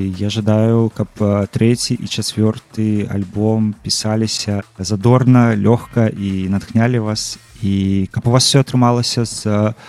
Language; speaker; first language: Belarusian; native; Belarusian